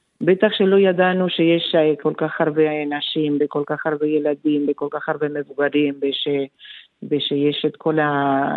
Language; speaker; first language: Hebrew; non-native, fluent; Spanish